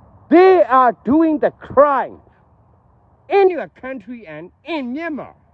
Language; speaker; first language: English; non-native, learner; Burmese